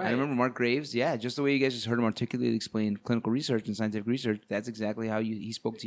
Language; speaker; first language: English; native; English